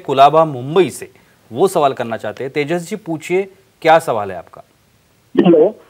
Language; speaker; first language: Hindi; non-native, local second language; Marathi